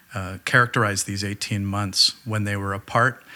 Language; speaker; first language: English; native; English